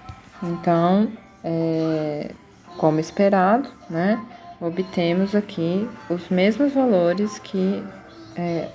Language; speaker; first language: Portuguese; native; Portuguese